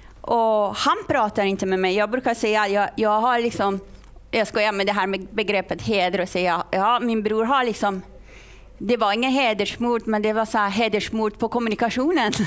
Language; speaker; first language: Swedish; non-native, fluent; Persian